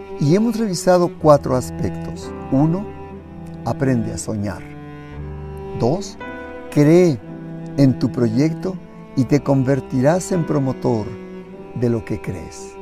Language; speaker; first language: Spanish; native; Spanish